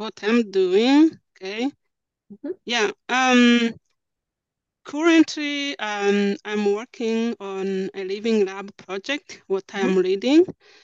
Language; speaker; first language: English; non-native, local second language; Kinyarwanda